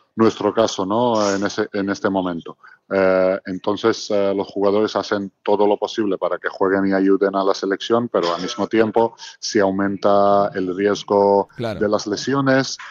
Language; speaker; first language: Spanish; non-native, fluent; Georgian